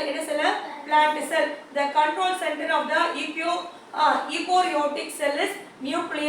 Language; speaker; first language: English; non-native, local second language; Tamil